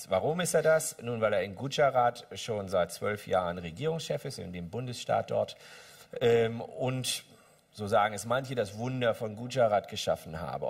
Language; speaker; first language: German; native; German